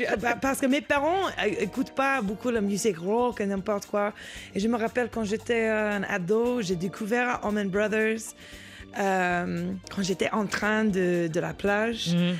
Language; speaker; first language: French; non-native, learner; English